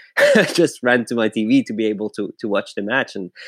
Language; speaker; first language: English; non-native, fluent; French